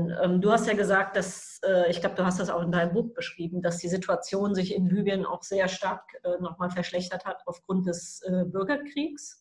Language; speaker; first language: German; native; German